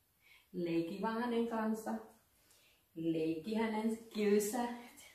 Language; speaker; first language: Finnish; non-native, learner; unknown